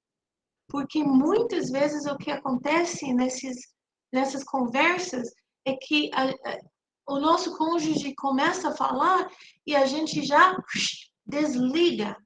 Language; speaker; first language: Portuguese; non-native, fluent; English